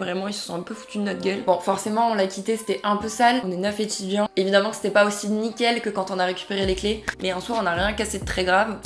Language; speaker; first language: French; native; French